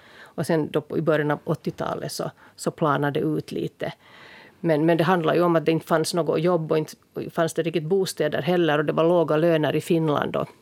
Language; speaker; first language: Swedish; native; Swedish